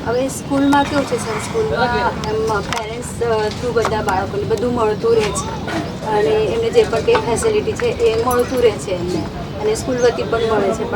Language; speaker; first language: Gujarati; non-native, local second language; Marathi